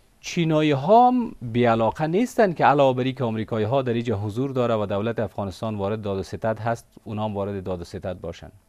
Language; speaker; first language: Persian; native; Persian